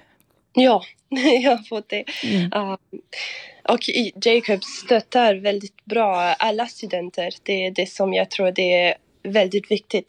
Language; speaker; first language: Swedish; non-native, fluent; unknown